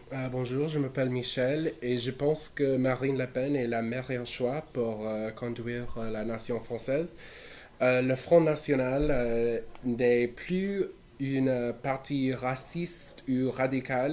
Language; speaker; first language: French; non-native, learner; English